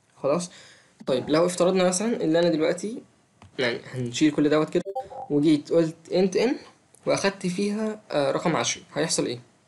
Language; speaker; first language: Arabic; native; Arabic